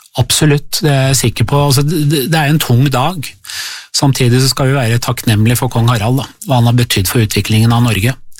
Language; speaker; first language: Norwegian; early bilingual, other home language; Persian